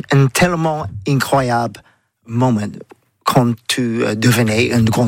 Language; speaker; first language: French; non-native, learner; English